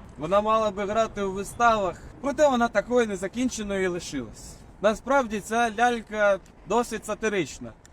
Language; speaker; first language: Ukrainian; non-native, local second language; Russian